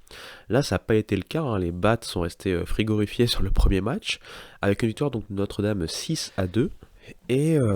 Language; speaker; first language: French; native; French